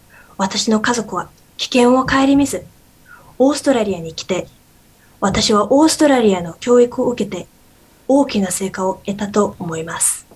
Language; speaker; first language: Japanese; non-native, learner; Korean